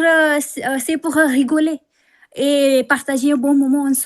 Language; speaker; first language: French; non-native, fluent; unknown